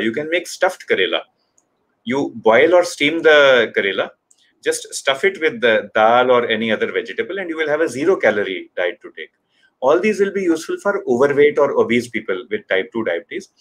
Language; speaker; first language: English; non-native, local second language; Hindi